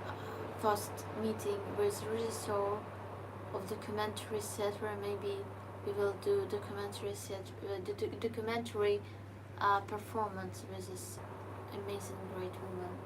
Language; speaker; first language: English; non-native, learner; Ukrainian